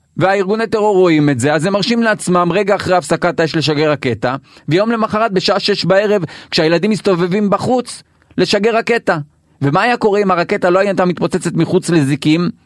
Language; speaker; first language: Hebrew; native; Hebrew